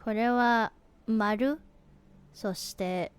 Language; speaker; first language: Japanese; non-native, learner; English